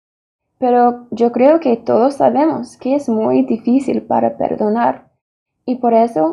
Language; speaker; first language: Spanish; non-native, fluent; English